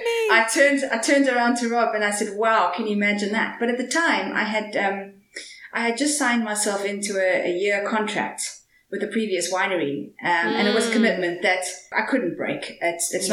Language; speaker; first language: English; native; English